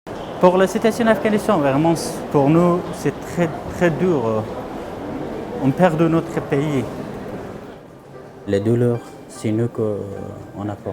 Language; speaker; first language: French; non-native, fluent; Persian